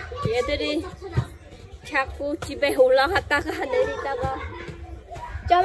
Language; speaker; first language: Korean; non-native, fluent; Khmer